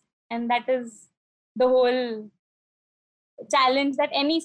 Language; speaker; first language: English; non-native, local second language; Marathi